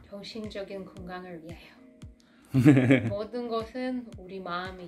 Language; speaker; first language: Korean; non-native, fluent; Russian